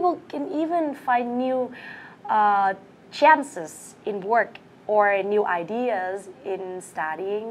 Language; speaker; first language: English; non-native, fluent; Vietnamese